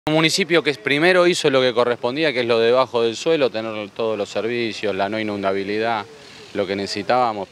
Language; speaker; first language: Spanish; native; Spanish